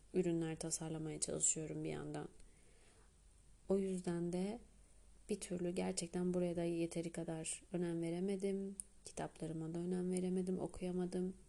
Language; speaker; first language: Turkish; native; Turkish